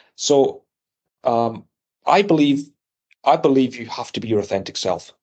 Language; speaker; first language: English; native; English